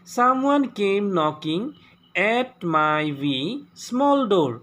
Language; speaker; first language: English; non-native, local second language; Assamese